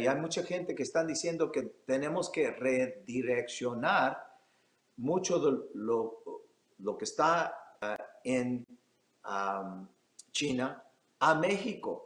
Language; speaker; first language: Spanish; early bilingual, heritage; Spanish